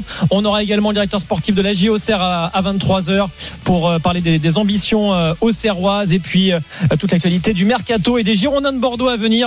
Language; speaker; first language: French; native; French